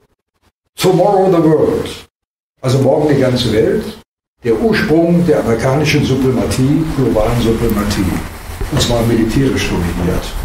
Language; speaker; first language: German; native; German